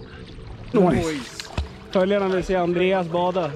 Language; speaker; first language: Swedish; native; Swedish